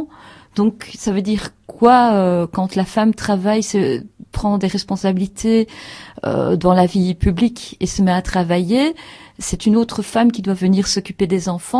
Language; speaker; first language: French; native; French